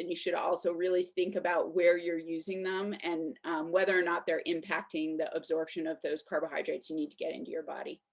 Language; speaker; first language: English; native; English